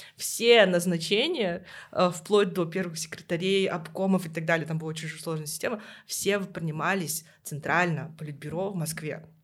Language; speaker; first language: Russian; native; Russian